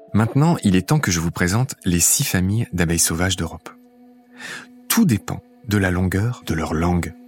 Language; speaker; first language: French; native; French